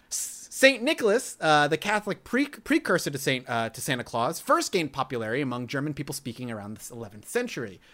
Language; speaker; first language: English; native; English